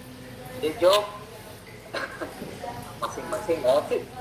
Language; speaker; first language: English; non-native, learner; Indonesian